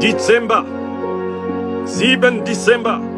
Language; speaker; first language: German; non-native, learner; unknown